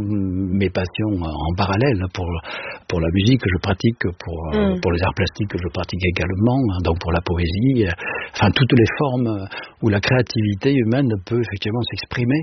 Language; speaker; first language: French; native; French